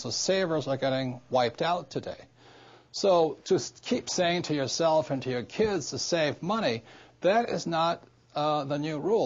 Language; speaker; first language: English; native; English